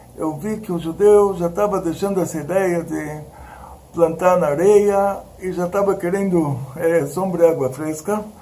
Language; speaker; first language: Portuguese; early bilingual, other home language; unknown